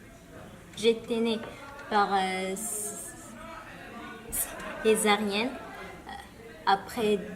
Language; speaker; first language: French; early bilingual, other home language; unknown